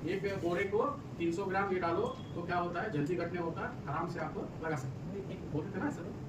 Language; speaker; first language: Hindi; non-native, local second language; Kannada